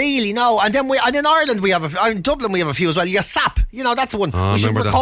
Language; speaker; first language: English; native; English